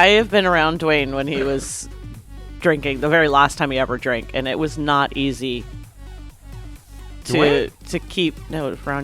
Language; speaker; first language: English; native; English